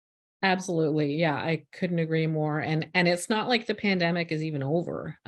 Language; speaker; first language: English; native; English